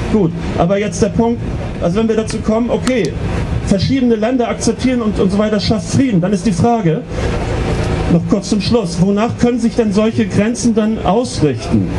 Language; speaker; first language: German; native; German